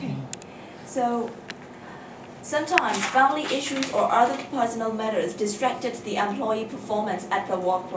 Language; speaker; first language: English; non-native, fluent; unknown